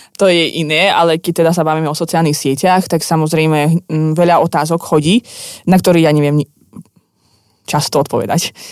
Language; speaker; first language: Slovak; non-native, fluent; Russian